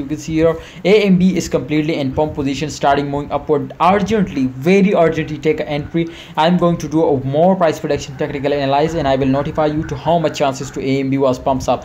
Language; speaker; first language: English; non-native, learner; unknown